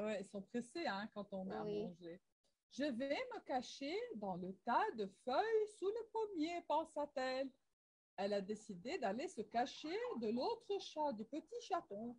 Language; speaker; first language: French; non-native, local second language; Arabic